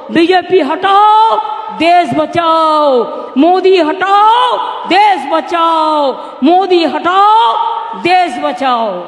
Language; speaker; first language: Hindi; non-native, local second language; Bangla